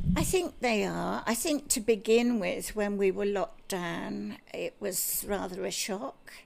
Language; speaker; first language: English; native; English